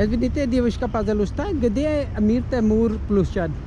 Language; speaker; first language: Russian; non-native, learner; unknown